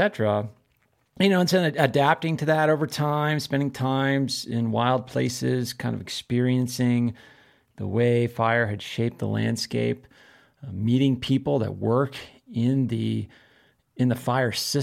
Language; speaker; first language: English; native; English